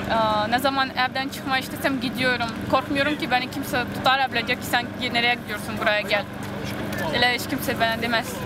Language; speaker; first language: Turkish; early bilingual, heritage; Turkish